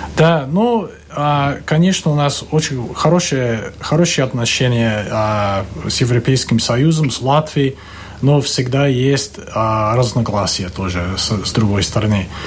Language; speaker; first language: Russian; non-native, fluent; English